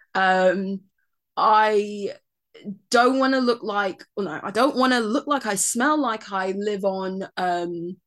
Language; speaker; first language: English; native; English